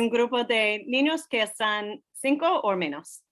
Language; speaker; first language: Spanish; non-native, learner; English